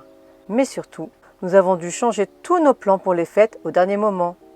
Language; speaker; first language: French; native; French